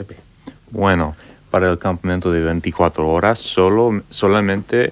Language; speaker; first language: Spanish; non-native, learner; English